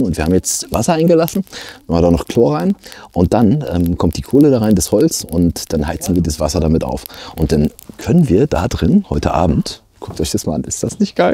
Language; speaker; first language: German; native; German